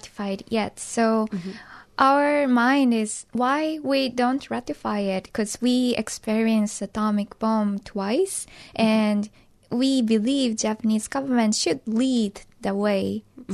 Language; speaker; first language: English; non-native, fluent; Japanese